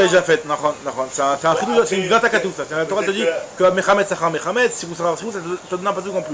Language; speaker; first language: French; native; French